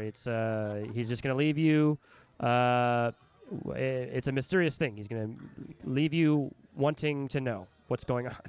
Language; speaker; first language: English; native; English